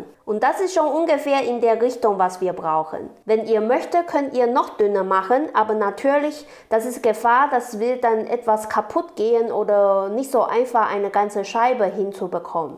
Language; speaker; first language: German; non-native, learner; Chinese